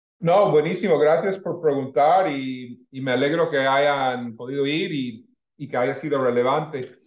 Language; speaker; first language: Spanish; non-native, fluent; English